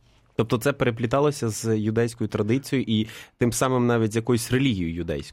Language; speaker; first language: Ukrainian; native; Ukrainian